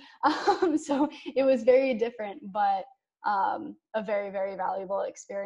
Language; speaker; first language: English; native; English